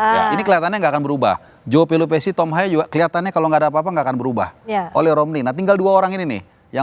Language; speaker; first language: Indonesian; native; Indonesian